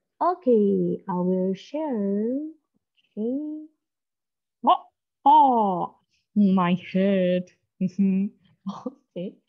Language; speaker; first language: English; non-native, learner; Korean